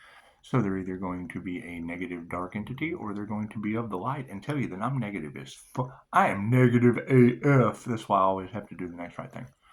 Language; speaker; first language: English; native; English